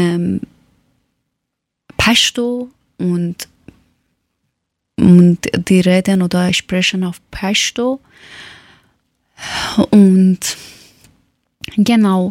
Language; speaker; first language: German; non-native, learner; Persian